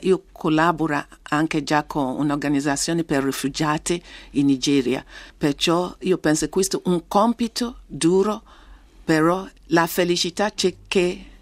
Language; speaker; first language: Italian; non-native, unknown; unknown